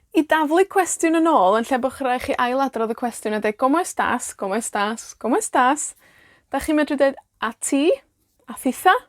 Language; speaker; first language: Welsh; native; Welsh